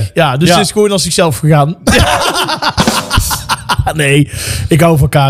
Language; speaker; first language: Dutch; native; Dutch